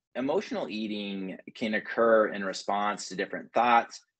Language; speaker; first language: English; native; English